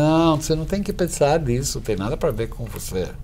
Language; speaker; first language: Portuguese; non-native, fluent; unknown